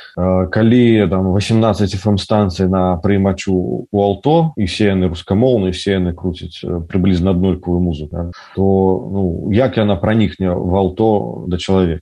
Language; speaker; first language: Belarusian; non-native, local second language; Russian